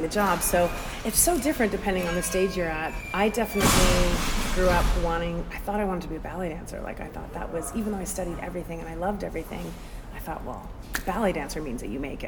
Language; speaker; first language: English; native; English